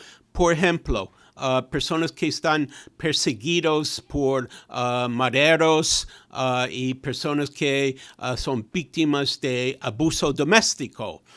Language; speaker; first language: Spanish; non-native, fluent; English